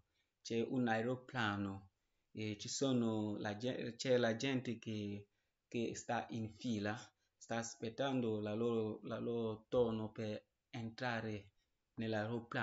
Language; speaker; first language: Italian; non-native, learner; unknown